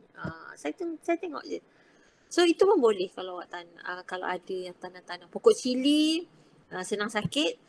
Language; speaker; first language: Malay; native; Malay